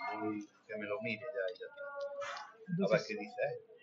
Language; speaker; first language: Spanish; native; Spanish